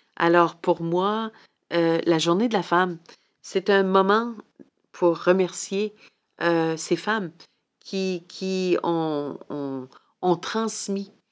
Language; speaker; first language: French; native; French